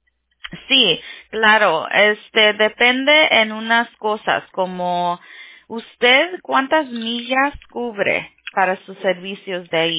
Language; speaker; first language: Spanish; early bilingual, heritage; Spanish